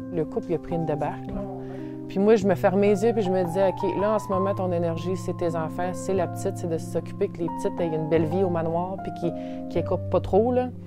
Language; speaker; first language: French; native; French